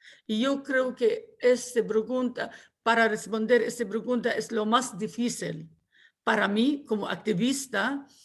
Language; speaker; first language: Spanish; non-native, fluent; Arabic